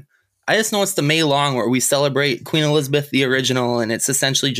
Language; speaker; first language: English; native; English